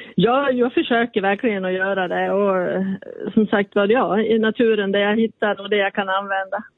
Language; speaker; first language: Swedish; native; Swedish